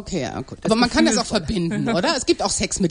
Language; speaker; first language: German; native; German